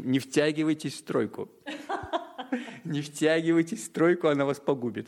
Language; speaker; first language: Russian; native; Russian